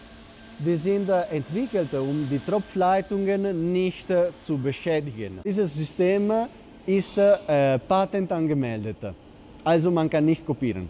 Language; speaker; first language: German; non-native, fluent; Italian